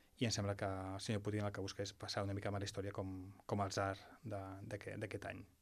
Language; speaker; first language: Catalan; non-native, local second language; Spanish